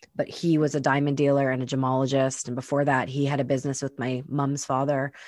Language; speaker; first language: English; native; English